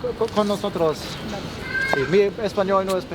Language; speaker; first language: Spanish; non-native, learner; German